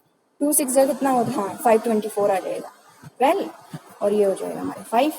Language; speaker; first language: Hindi; native; Hindi